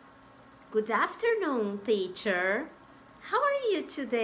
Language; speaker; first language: English; non-native, fluent; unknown